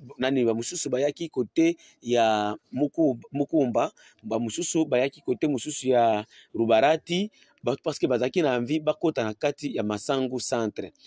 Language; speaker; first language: Lingala; non-native, local second language; Swahili